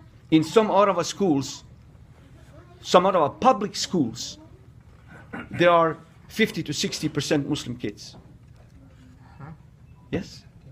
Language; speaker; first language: English; non-native, fluent; Bosnian